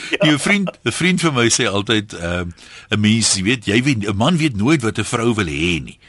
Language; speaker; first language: Afrikaans; native; Afrikaans